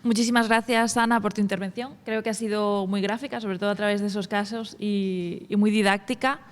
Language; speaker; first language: Spanish; native; Spanish